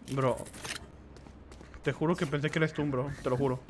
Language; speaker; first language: Spanish; native; Spanish